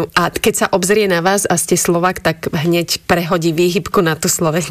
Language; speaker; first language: Slovak; native; Slovak